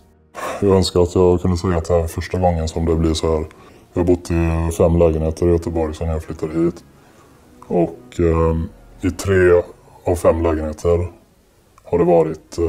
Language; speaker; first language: Swedish; native; Swedish